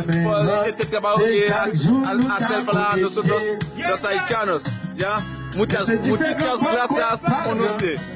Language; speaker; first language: Spanish; non-native, learner; Haitian Creole